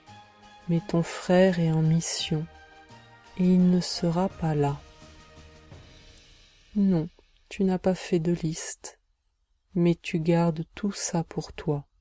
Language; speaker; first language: French; native; French